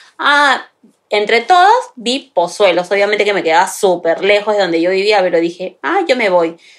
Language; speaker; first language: Spanish; native; Spanish